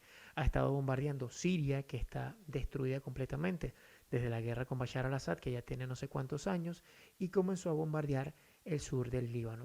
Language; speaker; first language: Spanish; native; Spanish